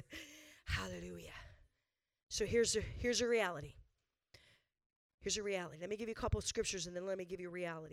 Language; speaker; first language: English; native; English